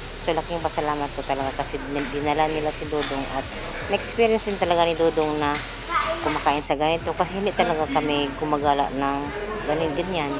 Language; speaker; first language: Filipino; non-native, local second language; Cebuano